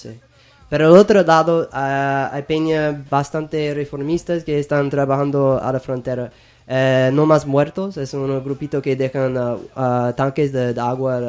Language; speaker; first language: Spanish; non-native, fluent; English